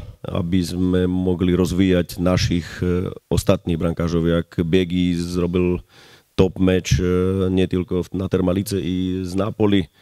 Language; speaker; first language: Polish; non-native, learner; Slovak